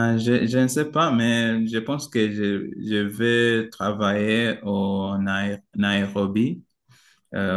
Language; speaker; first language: French; non-native, learner; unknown